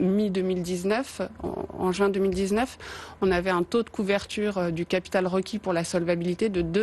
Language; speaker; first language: French; native; French